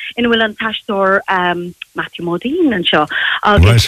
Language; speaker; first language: Irish; non-native, local second language; English